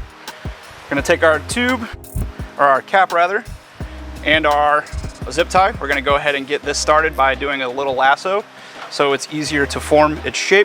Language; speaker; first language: English; native; English